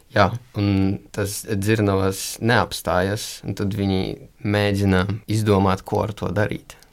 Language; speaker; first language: Latvian; early bilingual, other home language; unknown